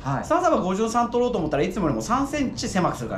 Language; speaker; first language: Japanese; native; Japanese